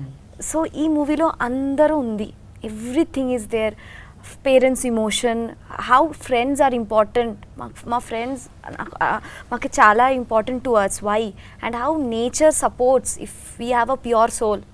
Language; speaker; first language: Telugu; non-native, learner; Hindi